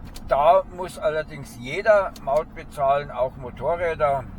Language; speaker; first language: German; native; German